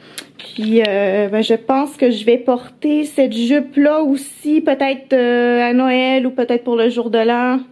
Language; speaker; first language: French; native; French